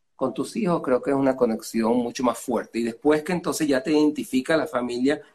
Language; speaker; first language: Spanish; native; Spanish